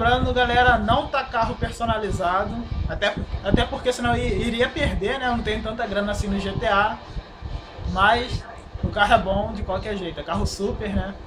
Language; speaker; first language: Portuguese; native; Portuguese